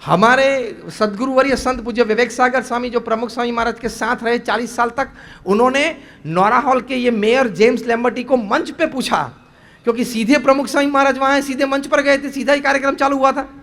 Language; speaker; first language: Hindi; non-native, local second language; Gujarati